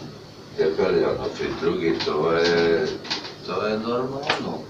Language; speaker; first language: Bulgarian; non-native, learner; Czech